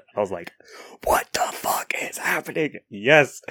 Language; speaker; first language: English; native; English